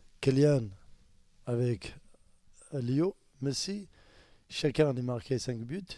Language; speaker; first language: French; non-native, learner; Arabic